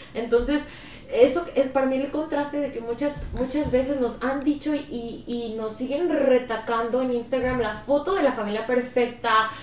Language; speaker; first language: Spanish; early bilingual, heritage; Spanish